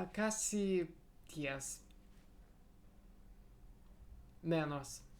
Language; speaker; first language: Spanish; non-native, learner; Russian